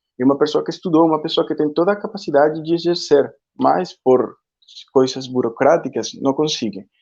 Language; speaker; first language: Portuguese; non-native, fluent; Spanish